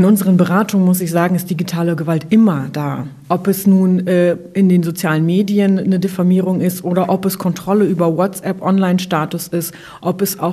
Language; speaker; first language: German; native; German